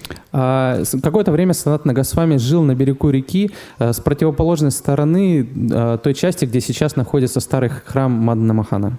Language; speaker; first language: Russian; native; Russian